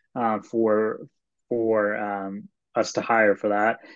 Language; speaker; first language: English; non-native, fluent; Swedish